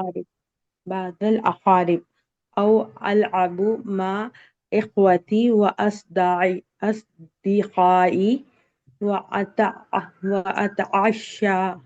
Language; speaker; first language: Arabic; non-native, learner; Urdu